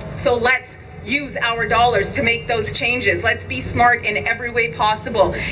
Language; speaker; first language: English; native; English